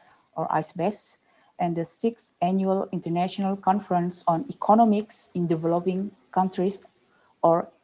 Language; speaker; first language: English; non-native, fluent; Indonesian